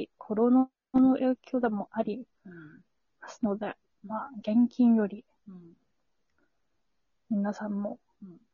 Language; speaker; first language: Japanese; non-native, learner; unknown